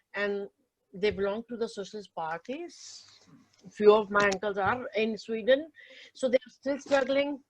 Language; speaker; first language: English; non-native, local second language; Urdu